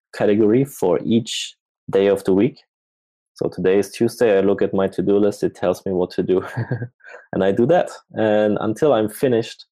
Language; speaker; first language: English; non-native, fluent; German